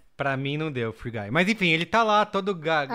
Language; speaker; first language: Portuguese; native; Portuguese